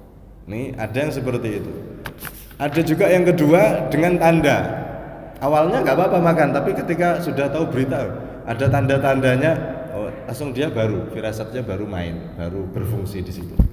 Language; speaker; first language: Indonesian; non-native, local second language; Javanese